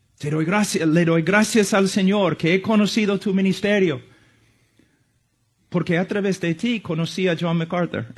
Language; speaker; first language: Spanish; non-native, fluent; English